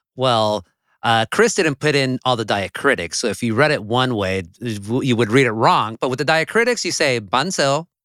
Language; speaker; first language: English; early bilingual, other home language; Spanish